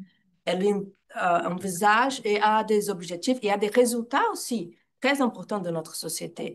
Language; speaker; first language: French; non-native, fluent; Portuguese